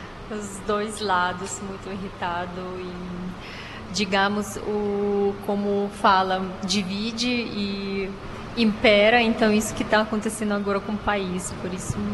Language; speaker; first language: Portuguese; non-native, fluent; Ukrainian